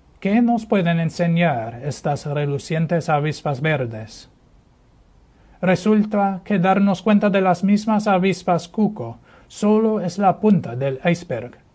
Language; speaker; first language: Spanish; non-native, fluent; English